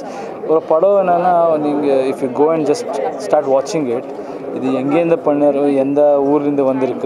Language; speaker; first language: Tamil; non-native, learner; Kannada